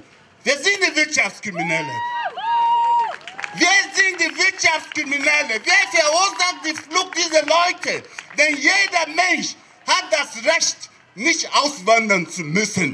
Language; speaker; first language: German; non-native, fluent; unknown